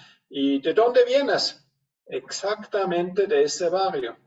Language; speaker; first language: Spanish; non-native, fluent; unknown